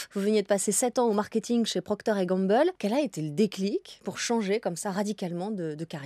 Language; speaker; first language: French; native; French